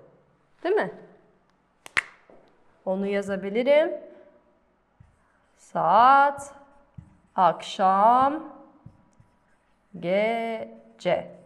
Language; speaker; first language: Turkish; non-native, fluent; Kazakh